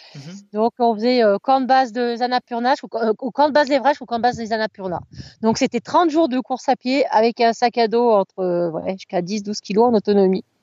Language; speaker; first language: French; native; French